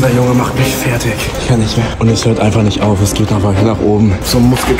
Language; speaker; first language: German; native; German